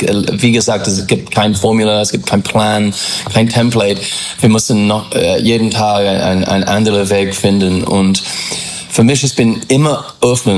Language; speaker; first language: German; non-native, learner; English